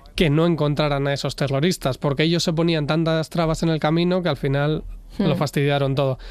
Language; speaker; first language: Spanish; native; Spanish